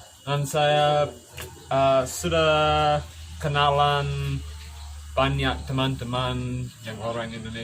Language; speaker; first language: Indonesian; non-native, fluent; English